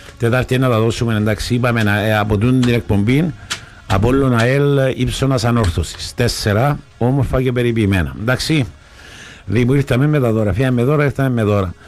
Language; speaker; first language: Greek; native; Greek